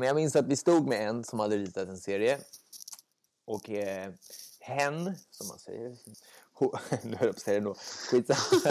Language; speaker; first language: Swedish; native; Swedish